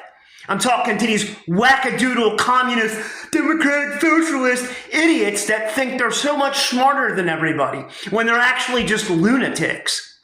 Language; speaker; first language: English; native; English